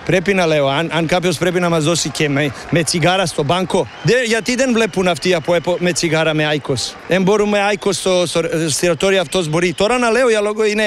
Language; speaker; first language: Greek; non-native, learner; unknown